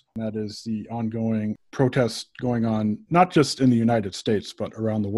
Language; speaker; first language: English; native; English